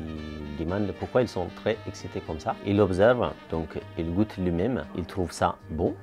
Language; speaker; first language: French; non-native, fluent; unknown